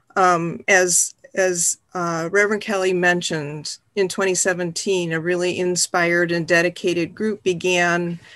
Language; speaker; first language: English; native; English